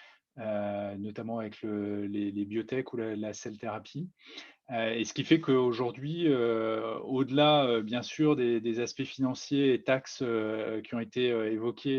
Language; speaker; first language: French; native; French